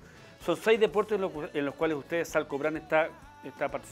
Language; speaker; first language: Spanish; native; Spanish